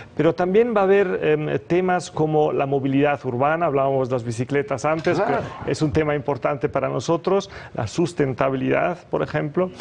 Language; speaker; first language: Spanish; early bilingual, other home language; German